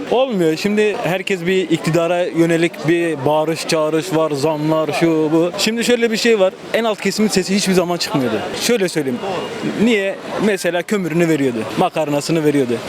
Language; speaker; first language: Turkish; native; Turkish